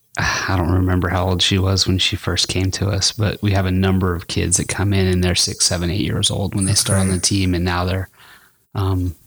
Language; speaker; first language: English; native; English